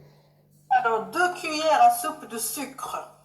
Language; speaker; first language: French; non-native, learner; Japanese